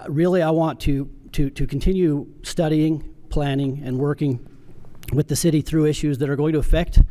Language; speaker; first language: English; native; English